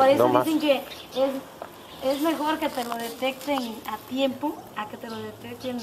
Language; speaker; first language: Spanish; native; Spanish